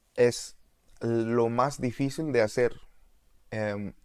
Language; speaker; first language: Spanish; non-native, learner; English